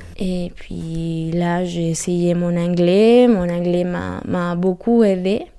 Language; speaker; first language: French; non-native, learner; Spanish